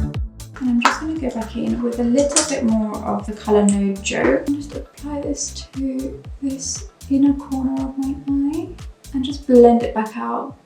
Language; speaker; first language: English; native; English